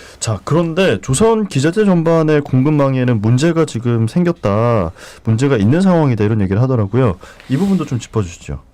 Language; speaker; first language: Korean; native; Korean